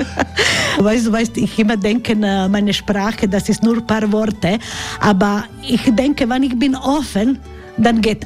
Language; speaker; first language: German; non-native, learner; Croatian